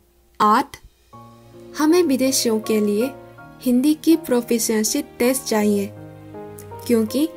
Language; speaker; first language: Hindi; non-native, learner; Korean